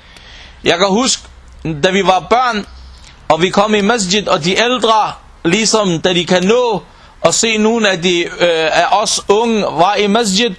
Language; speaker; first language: Danish; non-native, local second language; Arabic